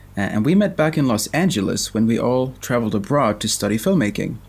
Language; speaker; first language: English; non-native, fluent; Swedish